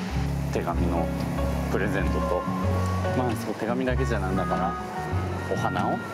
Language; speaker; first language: Japanese; native; Japanese